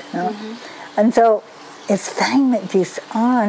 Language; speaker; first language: German; non-native, fluent; English